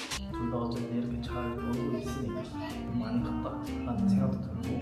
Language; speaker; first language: Korean; native; Korean